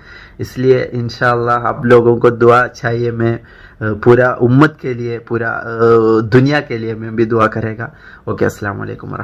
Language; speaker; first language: Hindi; non-native, local second language; Malayalam